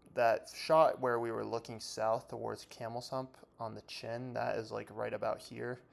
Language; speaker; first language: English; native; English